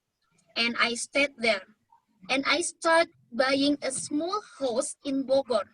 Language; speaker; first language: English; non-native, learner; Indonesian